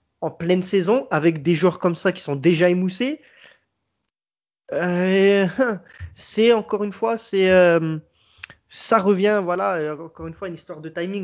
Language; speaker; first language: French; native; French